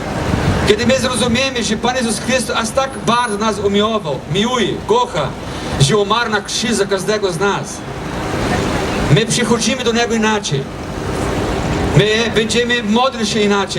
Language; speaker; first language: Polish; non-native, fluent; Portuguese